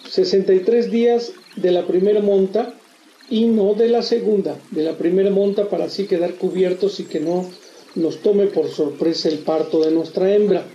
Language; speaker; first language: Spanish; native; Spanish